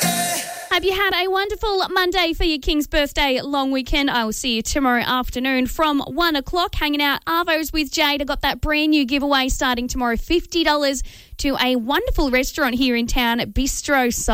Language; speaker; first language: English; native; English